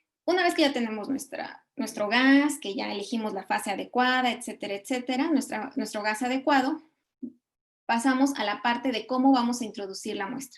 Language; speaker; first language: Spanish; native; Spanish